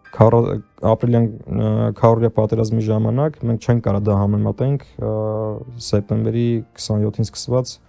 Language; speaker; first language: Armenian; early bilingual, heritage; Armenian